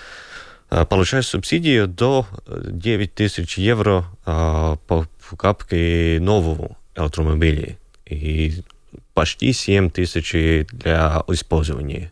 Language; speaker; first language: Russian; non-native, local second language; Latvian